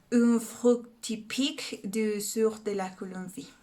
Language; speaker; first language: French; non-native, learner; Spanish